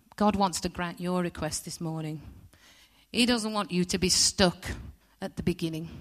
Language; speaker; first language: English; native; English